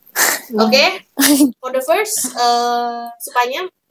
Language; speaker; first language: English; non-native, learner; Indonesian